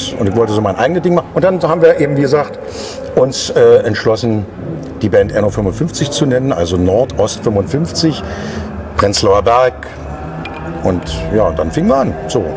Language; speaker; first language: German; native; German